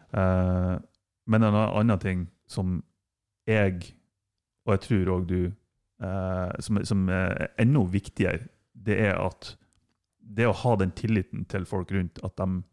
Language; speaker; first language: Norwegian; non-native, fluent; German